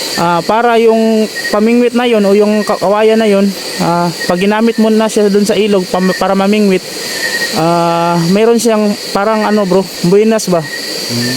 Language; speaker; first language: Filipino; native; Filipino